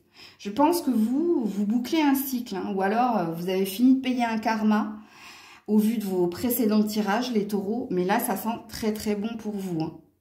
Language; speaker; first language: French; native; French